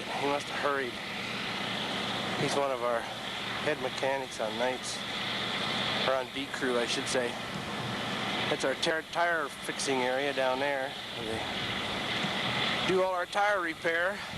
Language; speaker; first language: English; native; English